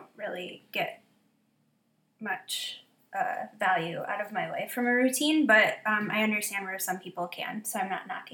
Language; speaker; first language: English; native; English